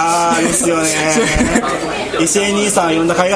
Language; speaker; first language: Japanese; native; Japanese